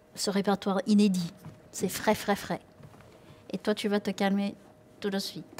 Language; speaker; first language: French; non-native, local second language; English